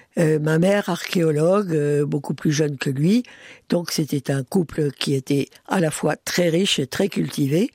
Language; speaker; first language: French; early bilingual, other home language; Hungarian